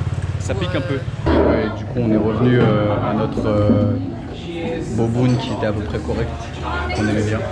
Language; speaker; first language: French; native; French